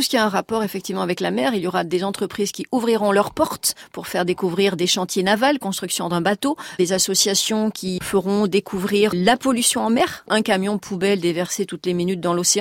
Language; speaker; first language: French; native; French